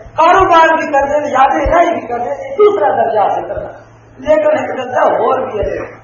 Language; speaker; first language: Urdu; non-native, local second language; Punjabi